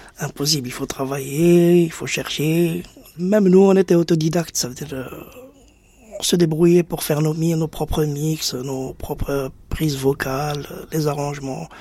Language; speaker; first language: French; non-native, local second language; Arabic